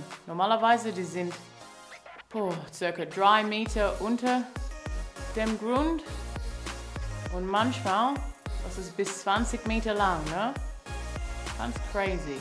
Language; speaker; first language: German; non-native, learner; English